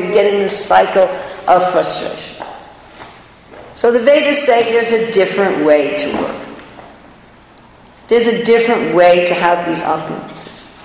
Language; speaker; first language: English; native; English